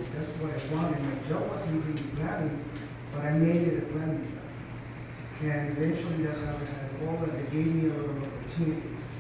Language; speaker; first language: English; non-native, fluent; Spanish